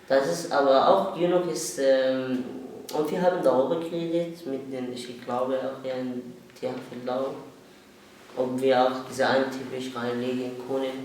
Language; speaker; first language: German; non-native, learner; Arabic